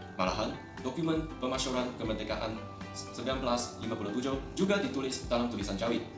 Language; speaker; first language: Malay; non-native, local second language; Chinese